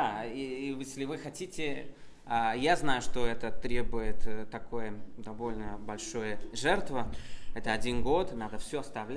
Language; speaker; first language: Russian; non-native, fluent; Spanish